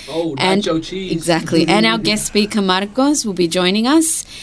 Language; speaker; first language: English; early bilingual, other home language; Spanish